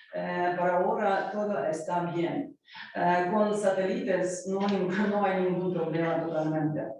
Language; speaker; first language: Spanish; non-native, learner; Ukrainian